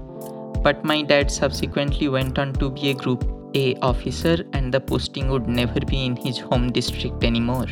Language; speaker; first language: English; non-native, local second language; Bangla